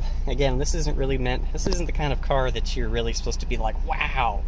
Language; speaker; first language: English; native; English